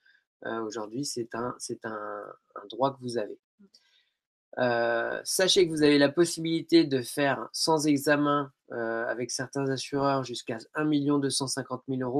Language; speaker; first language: French; native; French